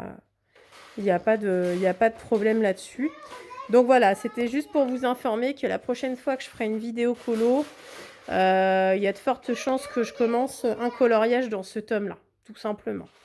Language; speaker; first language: French; native; French